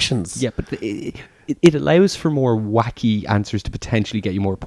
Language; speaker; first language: English; native; English